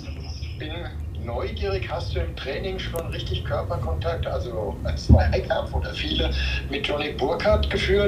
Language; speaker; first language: German; native; German